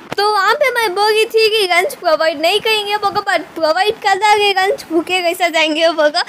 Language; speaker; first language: Hindi; non-native, local second language; Urdu